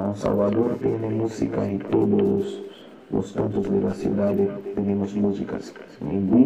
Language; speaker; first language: Spanish; non-native, learner; Portuguese